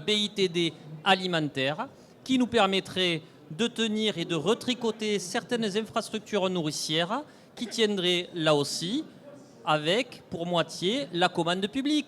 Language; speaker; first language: French; native; French